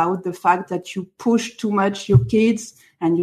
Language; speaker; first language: English; non-native, fluent; French